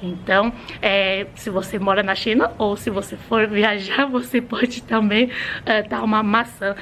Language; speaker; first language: Portuguese; non-native, fluent; Chinese